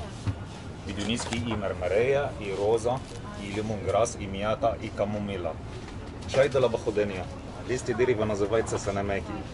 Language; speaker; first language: Russian; non-native, learner; Arabic